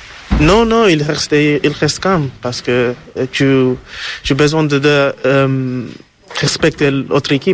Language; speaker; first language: French; non-native, learner; English